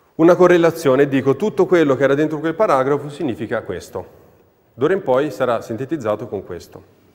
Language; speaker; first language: Italian; native; Italian